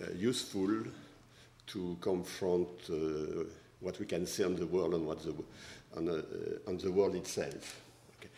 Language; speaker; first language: English; non-native, fluent; French